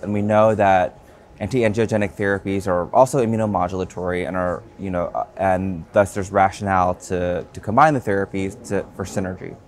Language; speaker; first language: English; native; English